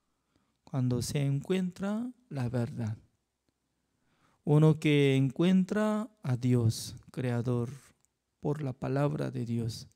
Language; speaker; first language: Spanish; non-native, fluent; Korean